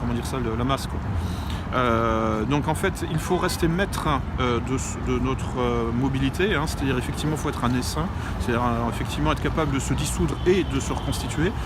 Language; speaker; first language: French; native; French